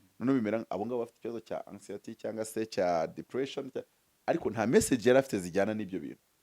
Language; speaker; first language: Kinyarwanda; early bilingual, heritage; Kinyarwanda